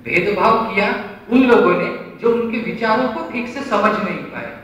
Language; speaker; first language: Hindi; non-native, local second language; Marathi